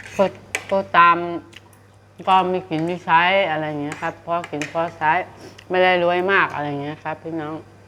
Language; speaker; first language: Thai; native; Thai